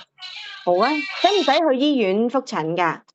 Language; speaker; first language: Cantonese; native; Cantonese